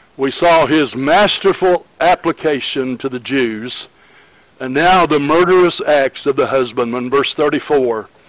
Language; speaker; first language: English; native; English